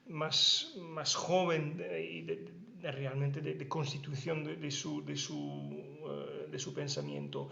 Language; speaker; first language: Spanish; non-native, fluent; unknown